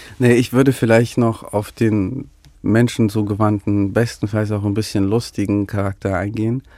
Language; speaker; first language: German; early bilingual, other home language; Russian